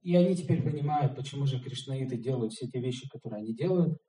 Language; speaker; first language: Russian; native; Russian